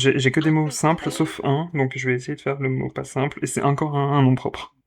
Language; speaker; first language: French; native; French